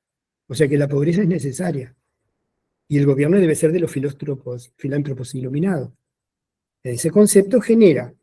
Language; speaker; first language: Spanish; native; Spanish